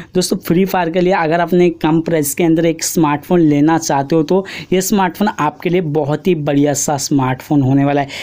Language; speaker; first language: Hindi; non-native, local second language; Bangla